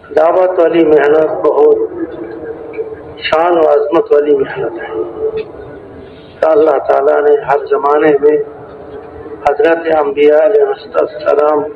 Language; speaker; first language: Urdu; non-native, local second language; Pashto